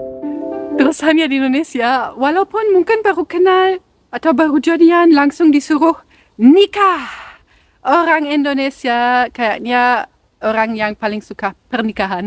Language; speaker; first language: Indonesian; non-native, fluent; German